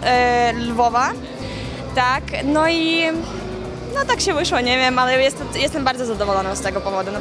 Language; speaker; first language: Polish; non-native, fluent; Ukrainian